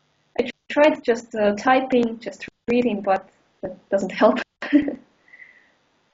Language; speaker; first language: English; non-native, fluent; Russian